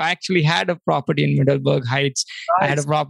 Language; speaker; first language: English; non-native, local second language; Hindi